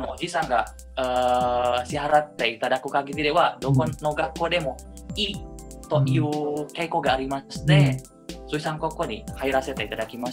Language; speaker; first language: Japanese; non-native, fluent; Indonesian